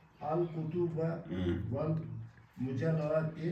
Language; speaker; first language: Arabic; non-native, learner; Kashmiri